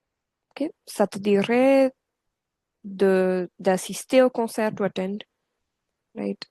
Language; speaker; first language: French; non-native, fluent; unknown